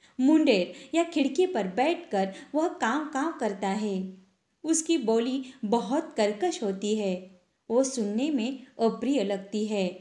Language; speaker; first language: Hindi; non-native, local second language; Marathi